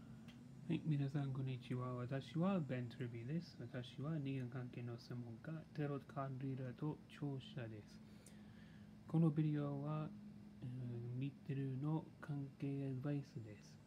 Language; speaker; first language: Japanese; non-native, learner; English